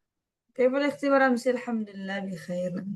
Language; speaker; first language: Arabic; non-native, fluent; Indonesian